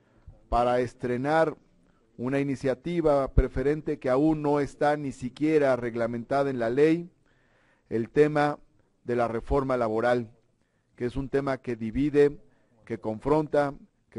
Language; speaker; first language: Spanish; native; Spanish